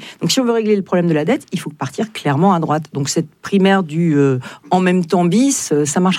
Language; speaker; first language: French; native; French